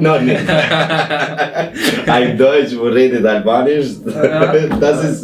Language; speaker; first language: German; non-native, learner; Albanian